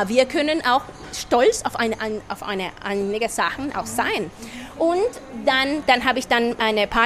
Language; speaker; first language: German; non-native, fluent; Spanish